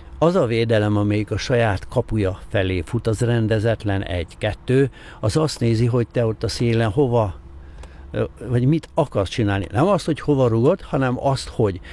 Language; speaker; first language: Hungarian; native; Hungarian